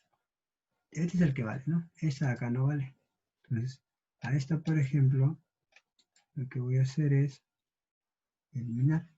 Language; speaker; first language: Spanish; native; Spanish